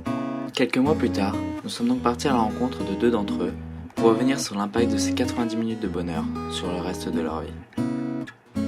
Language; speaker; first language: French; native; French